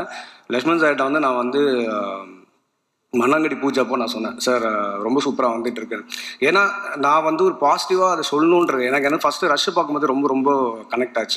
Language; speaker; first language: Tamil; native; Tamil